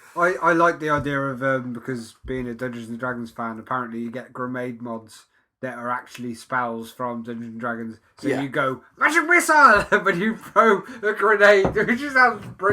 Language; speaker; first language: English; native; English